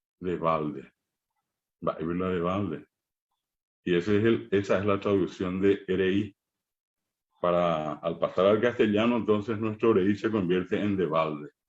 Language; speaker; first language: Spanish; non-native, local second language; Guarani